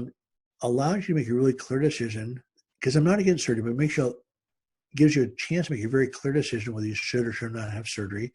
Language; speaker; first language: English; native; English